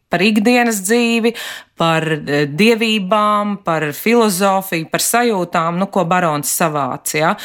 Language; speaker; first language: Latvian; native; Latvian